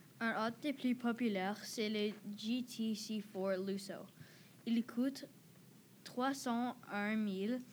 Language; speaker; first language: French; non-native, learner; English